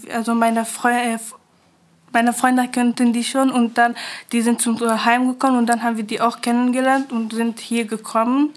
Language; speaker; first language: German; early bilingual, other home language; Pashto